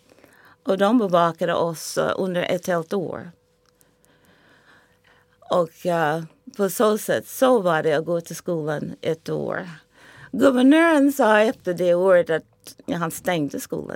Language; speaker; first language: Swedish; non-native, fluent; English